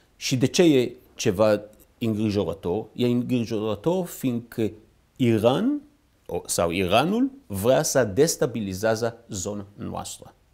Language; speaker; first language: Romanian; non-native, fluent; Hebrew